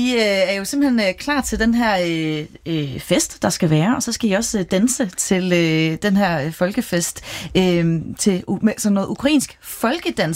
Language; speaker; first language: Danish; native; Danish